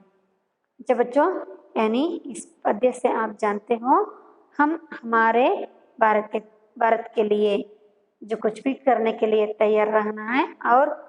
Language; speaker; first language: Hindi; non-native, local second language; Kannada